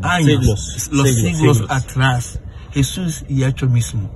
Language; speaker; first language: Spanish; non-native, learner; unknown